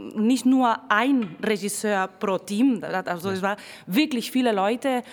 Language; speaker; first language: German; non-native, fluent; Spanish